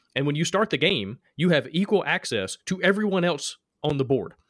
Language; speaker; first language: English; native; English